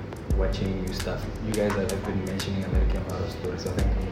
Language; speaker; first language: English; non-native, local second language; Tswana